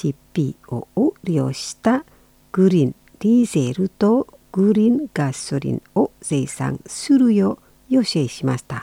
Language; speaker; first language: Japanese; non-native, fluent; Indonesian